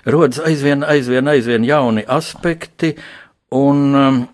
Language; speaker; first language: Latvian; native; Latvian